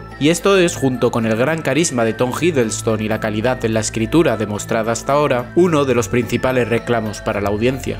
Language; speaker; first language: Spanish; native; Spanish